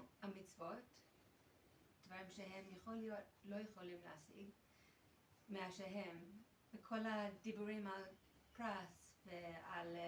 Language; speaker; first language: Hebrew; non-native, fluent; English